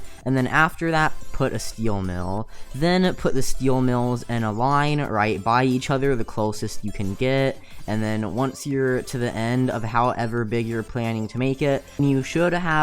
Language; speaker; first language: English; native; English